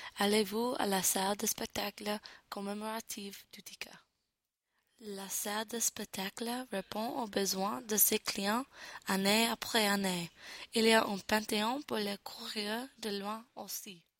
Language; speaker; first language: French; non-native, learner; English